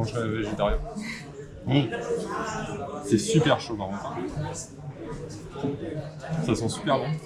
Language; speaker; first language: French; native; French